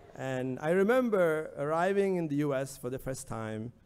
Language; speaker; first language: English; non-native, local second language; Sinhala